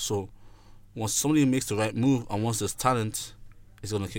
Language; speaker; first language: English; native; English